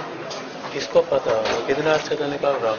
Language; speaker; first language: Urdu; non-native, local second language; Punjabi